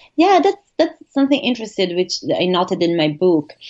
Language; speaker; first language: English; non-native, fluent; Italian